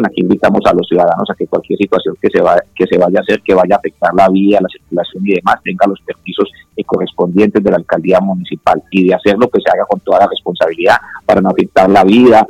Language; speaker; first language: Spanish; native; Spanish